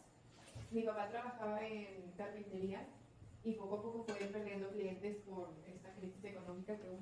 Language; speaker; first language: Spanish; early bilingual, heritage; Spanish